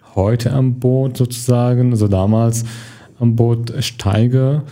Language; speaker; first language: German; non-native, fluent; Arabic